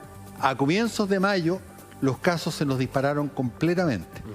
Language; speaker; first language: Spanish; native; Spanish